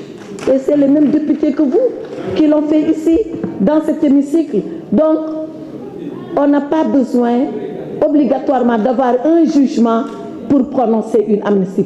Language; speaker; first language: French; non-native, local second language; Wolof